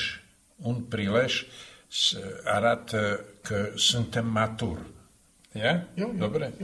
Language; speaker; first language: Romanian; non-native, fluent; Slovak